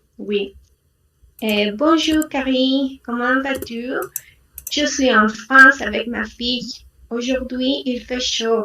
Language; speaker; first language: French; non-native, learner; Spanish